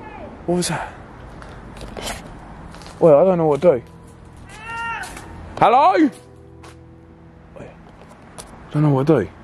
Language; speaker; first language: English; native; English